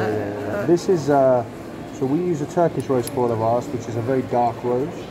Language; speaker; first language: English; native; English